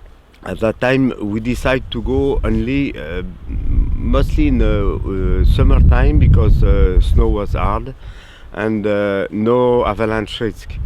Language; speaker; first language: English; non-native, learner; French